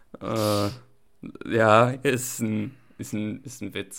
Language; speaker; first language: German; native; German